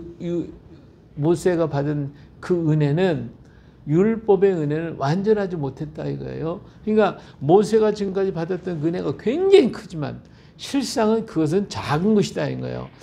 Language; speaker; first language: Korean; native; Korean